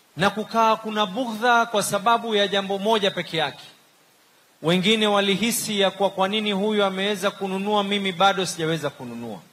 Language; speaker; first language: Swahili; native; Swahili